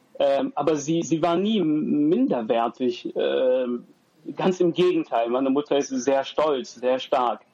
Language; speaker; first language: German; early bilingual, other home language; French